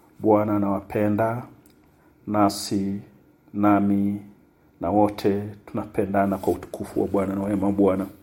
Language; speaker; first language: Swahili; non-native, local second language; Luyia